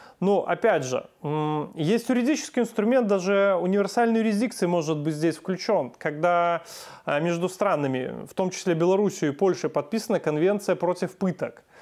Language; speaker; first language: Russian; native; Russian